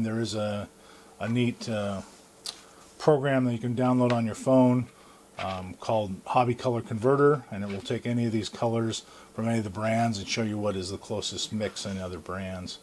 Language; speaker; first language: English; native; English